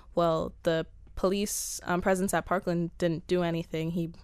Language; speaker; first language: English; early bilingual, other home language; Spanish